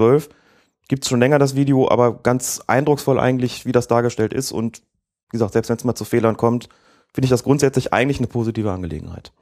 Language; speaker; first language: German; native; German